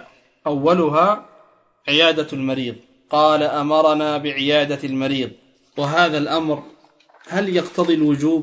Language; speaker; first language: Arabic; native; Arabic